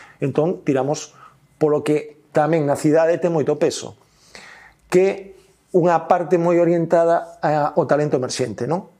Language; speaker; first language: Galician; native; Galician